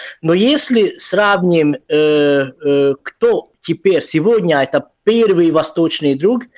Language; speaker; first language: Russian; non-native, fluent; Hungarian